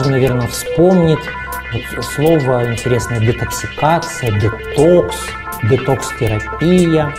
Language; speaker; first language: Russian; native; Russian